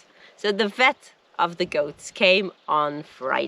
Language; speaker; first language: English; native; English